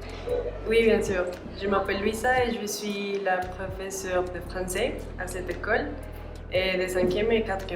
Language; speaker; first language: French; non-native, learner; Spanish